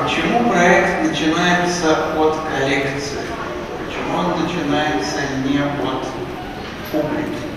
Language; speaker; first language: Russian; native; Russian